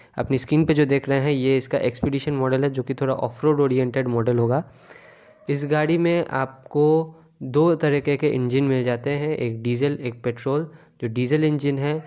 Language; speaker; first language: Hindi; native; Hindi